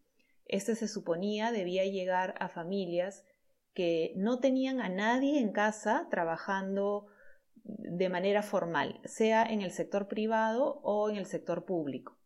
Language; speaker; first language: Spanish; native; Spanish